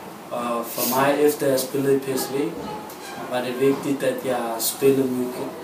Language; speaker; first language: Danish; early bilingual, other home language; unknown